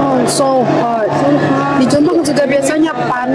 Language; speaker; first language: Indonesian; native; Indonesian